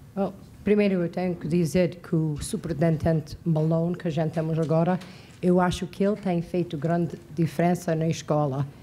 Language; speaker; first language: Portuguese; early bilingual, heritage; Portuguese